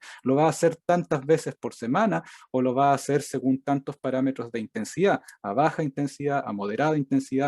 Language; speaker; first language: Spanish; native; Spanish